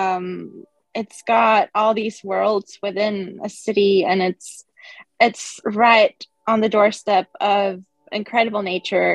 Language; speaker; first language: English; non-native, local second language; Swedish